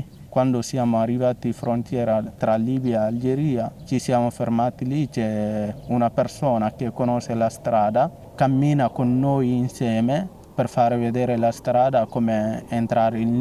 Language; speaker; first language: Italian; non-native, fluent; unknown